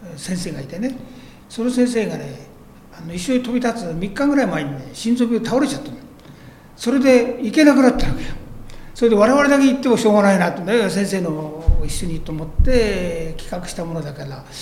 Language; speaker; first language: Japanese; native; Japanese